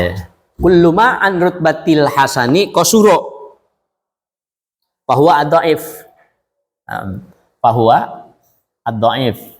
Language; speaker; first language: Arabic; non-native, fluent; Indonesian